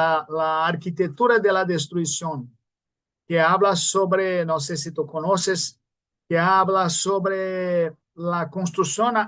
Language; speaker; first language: Spanish; non-native, fluent; Portuguese